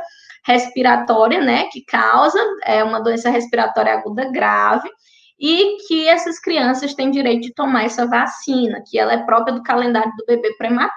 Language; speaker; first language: Portuguese; native; Portuguese